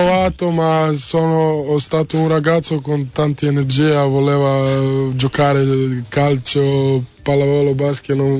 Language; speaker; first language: Italian; non-native, learner; Serbian